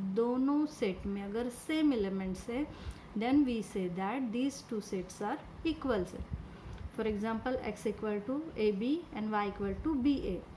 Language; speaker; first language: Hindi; non-native, local second language; Marathi